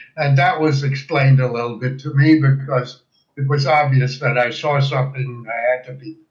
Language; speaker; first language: English; early bilingual, other home language; German